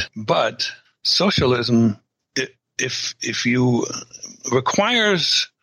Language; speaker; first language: English; non-native, fluent; German